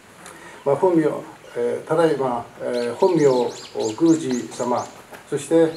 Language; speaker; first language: Japanese; native; Japanese